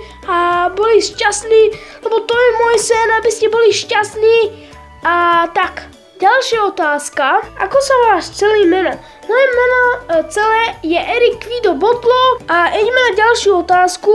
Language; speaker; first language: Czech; non-native, learner; Slovak